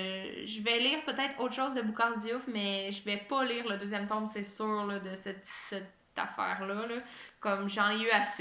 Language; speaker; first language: French; native; French